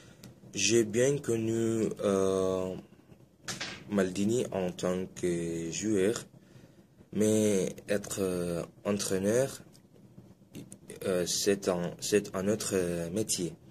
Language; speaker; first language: French; non-native, fluent; Indonesian